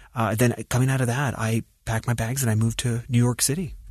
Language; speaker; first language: English; native; English